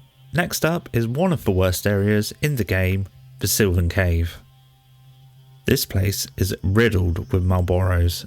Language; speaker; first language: English; native; English